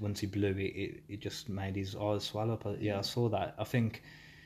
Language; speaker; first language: English; native; English